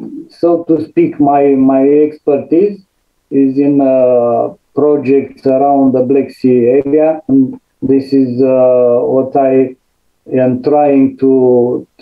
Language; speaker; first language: English; non-native, fluent; Romanian